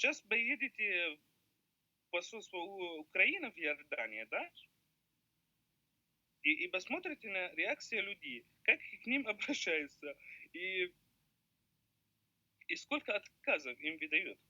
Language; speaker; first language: Russian; non-native, learner; Arabic